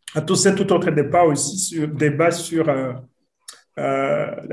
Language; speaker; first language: French; non-native, local second language; Rundi